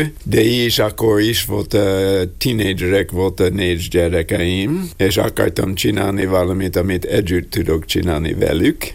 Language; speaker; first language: Hungarian; non-native, learner; English